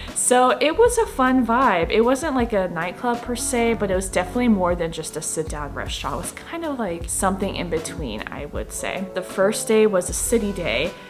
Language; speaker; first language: English; native; English